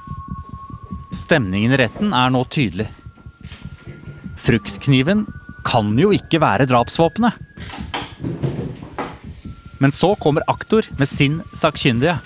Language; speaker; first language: Norwegian; native; Norwegian